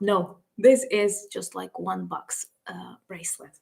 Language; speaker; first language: English; non-native, fluent; Ukrainian